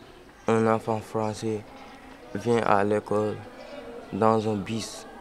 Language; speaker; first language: French; non-native, local second language; Fula